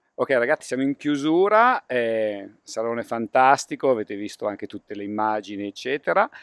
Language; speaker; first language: Italian; native; Italian